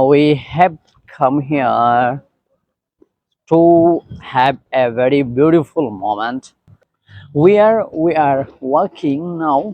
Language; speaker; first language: English; non-native, learner; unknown